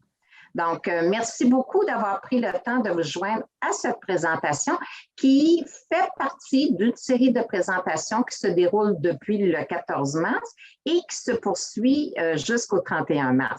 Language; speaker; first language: French; native; French